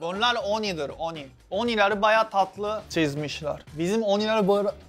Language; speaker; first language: Turkish; non-native, fluent; Japanese